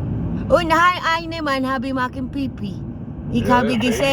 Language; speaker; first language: German; non-native, learner; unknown